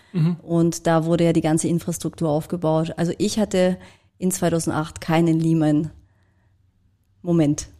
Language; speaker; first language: German; early bilingual, other home language; Polish